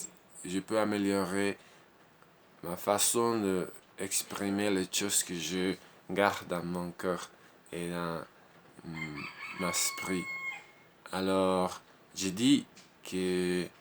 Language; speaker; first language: French; non-native, learner; Spanish